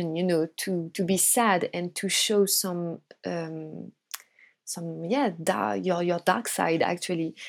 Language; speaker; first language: English; non-native, fluent; French